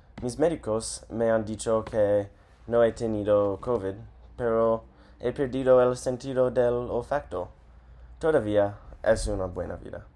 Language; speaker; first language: Spanish; non-native, learner; English